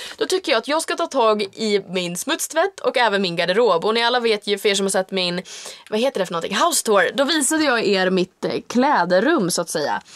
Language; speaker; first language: Swedish; native; Swedish